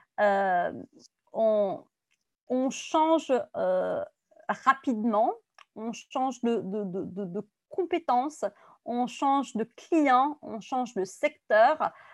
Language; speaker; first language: French; non-native, fluent; Italian